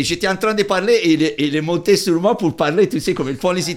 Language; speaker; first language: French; non-native, fluent; Italian